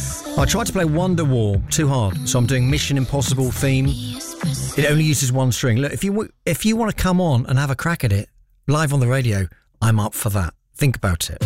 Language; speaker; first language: English; native; English